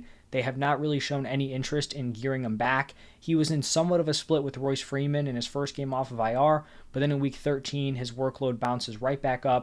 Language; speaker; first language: English; native; English